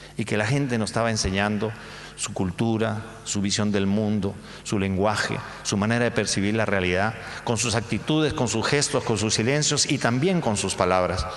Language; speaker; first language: Spanish; native; Spanish